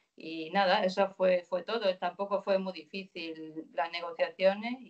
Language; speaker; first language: Spanish; native; Spanish